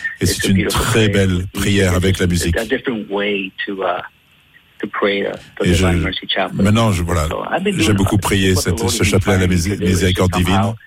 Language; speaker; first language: French; non-native, fluent; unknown